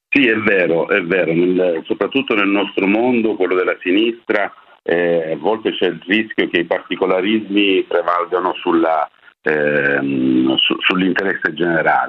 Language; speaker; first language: Italian; native; Italian